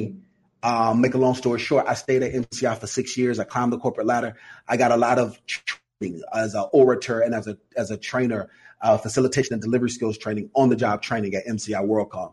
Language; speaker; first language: English; native; English